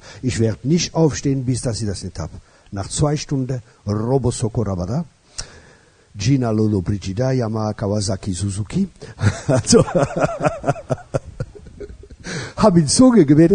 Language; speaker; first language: German; non-native, fluent; French